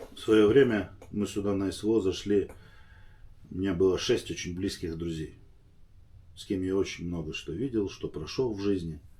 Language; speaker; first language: Russian; native; Russian